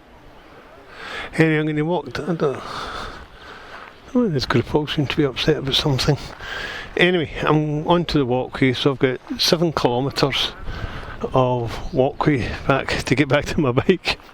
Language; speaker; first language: English; native; English